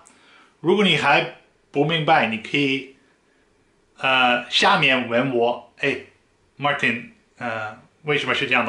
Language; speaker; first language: Chinese; non-native, fluent; Dutch